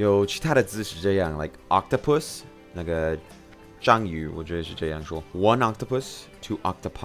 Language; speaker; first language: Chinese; non-native, fluent; English